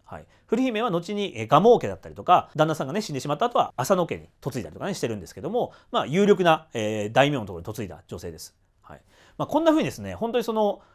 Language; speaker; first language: Japanese; native; Japanese